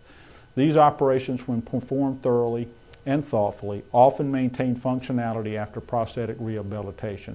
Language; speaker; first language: English; native; English